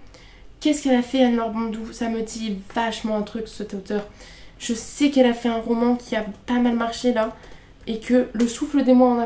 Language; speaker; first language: French; native; French